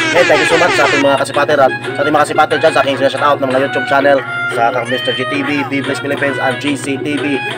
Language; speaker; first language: Filipino; non-native, local second language; Cebuano